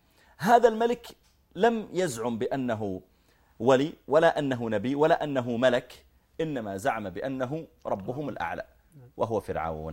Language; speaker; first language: Arabic; native; Arabic